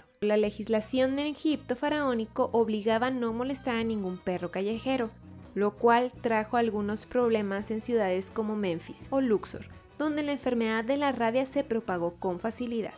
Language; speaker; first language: Spanish; native; Spanish